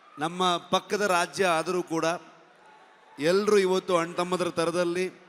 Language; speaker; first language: Kannada; native; Kannada